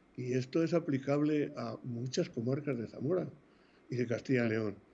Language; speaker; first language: Spanish; native; Spanish